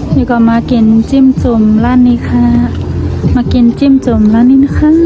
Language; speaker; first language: Thai; non-native, fluent; Khün